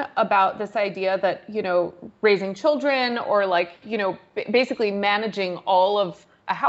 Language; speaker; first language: English; native; English